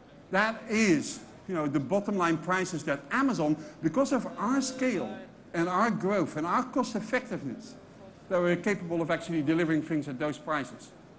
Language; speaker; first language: English; non-native, fluent; Dutch